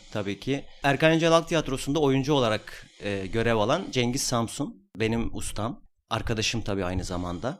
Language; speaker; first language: Turkish; non-native, local second language; Kurdish